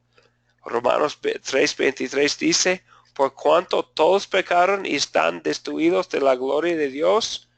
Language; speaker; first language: Spanish; non-native, fluent; English